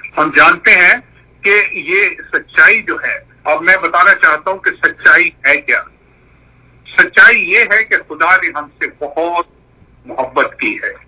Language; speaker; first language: Urdu; non-native, local second language; Punjabi